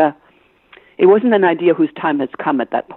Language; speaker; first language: English; non-native, fluent; Danish